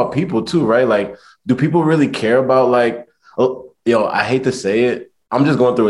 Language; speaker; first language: English; native; English